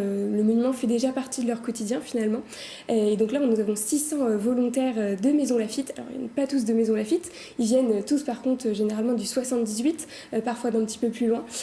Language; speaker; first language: French; native; French